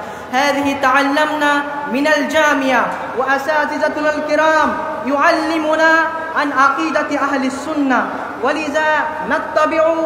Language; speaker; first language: Arabic; non-native, learner; Bangla